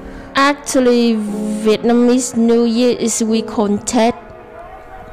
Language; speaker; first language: English; non-native, learner; Vietnamese